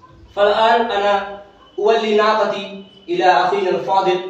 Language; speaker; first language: Arabic; non-native, fluent; Urdu